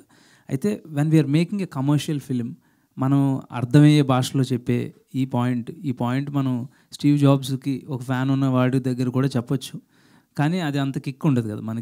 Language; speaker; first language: Telugu; native; Telugu